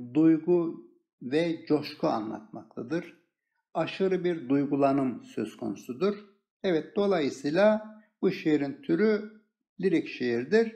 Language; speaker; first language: Turkish; native; Turkish